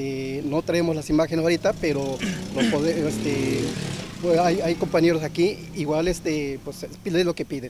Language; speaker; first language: Spanish; native; Spanish